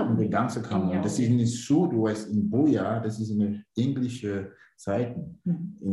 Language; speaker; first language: German; non-native, learner; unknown